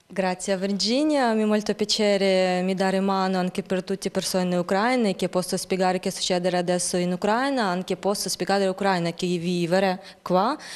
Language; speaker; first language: Italian; non-native, learner; Ukrainian